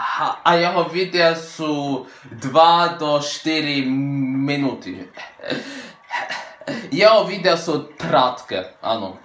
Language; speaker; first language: Slovak; early bilingual, heritage; Slovak